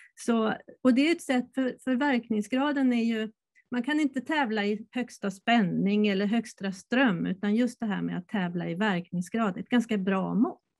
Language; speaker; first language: Swedish; native; Swedish